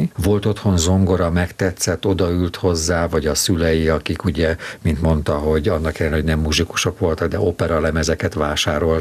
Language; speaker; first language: Hungarian; native; Hungarian